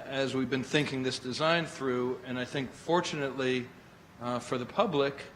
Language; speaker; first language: English; native; English